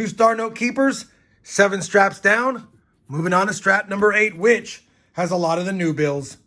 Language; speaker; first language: English; native; English